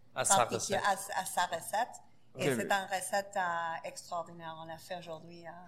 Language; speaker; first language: French; non-native, fluent; Spanish